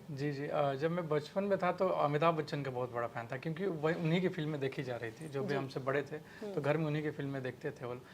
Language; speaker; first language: Hindi; native; Hindi